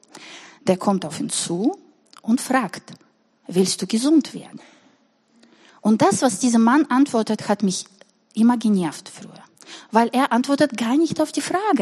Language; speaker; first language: German; non-native, fluent; Russian